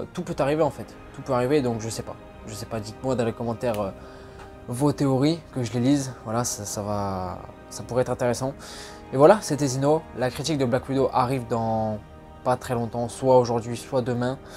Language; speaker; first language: French; native; French